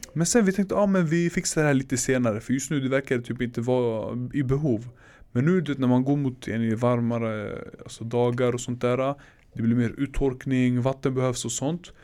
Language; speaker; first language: Swedish; early bilingual, other home language; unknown